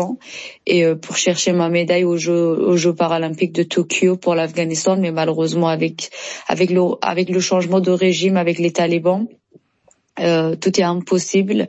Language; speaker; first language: French; non-native, learner; Persian